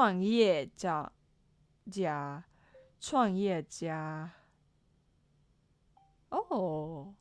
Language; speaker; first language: Chinese; non-native, learner; English